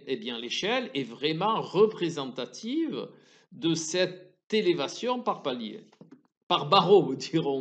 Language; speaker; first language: French; native; French